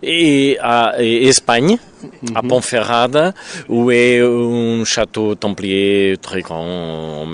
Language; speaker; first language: French; non-native, learner; Portuguese